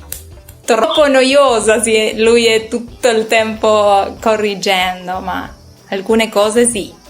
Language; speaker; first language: Italian; non-native, learner; Spanish